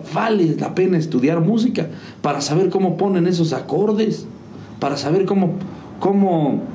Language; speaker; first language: Spanish; native; Spanish